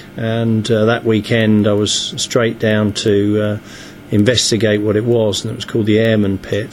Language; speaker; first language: English; native; English